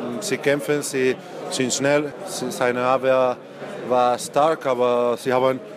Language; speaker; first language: German; non-native, learner; Spanish